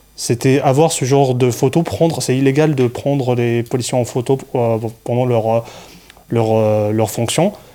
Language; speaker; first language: French; non-native, local second language; Arabic